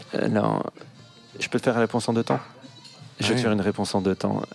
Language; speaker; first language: French; native; French